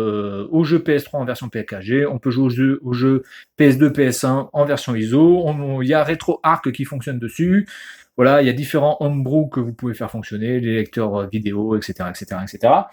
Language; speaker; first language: French; native; French